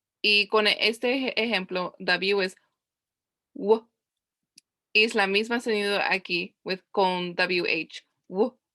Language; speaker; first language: Spanish; non-native, learner; English